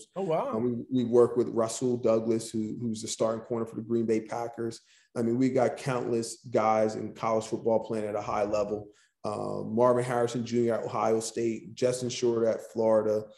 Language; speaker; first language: English; native; English